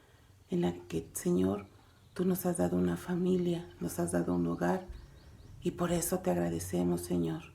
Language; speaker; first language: Spanish; native; Spanish